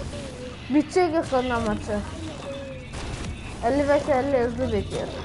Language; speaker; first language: Turkish; early bilingual, heritage; Turkish